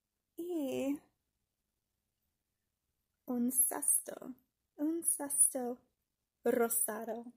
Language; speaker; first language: Spanish; non-native, fluent; English